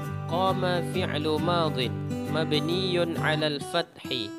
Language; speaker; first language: Arabic; non-native, fluent; Indonesian